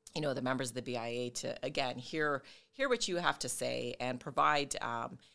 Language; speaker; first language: English; native; English